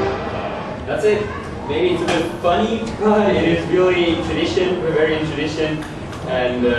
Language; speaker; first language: English; non-native, fluent; German